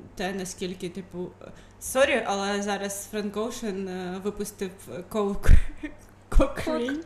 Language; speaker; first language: Ukrainian; non-native, local second language; Russian